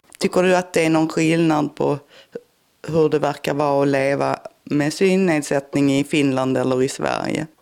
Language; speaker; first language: Swedish; native; Swedish